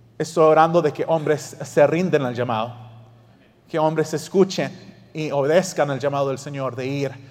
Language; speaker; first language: Spanish; early bilingual, heritage; Spanish